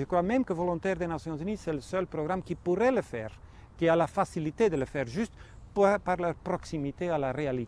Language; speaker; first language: French; non-native, fluent; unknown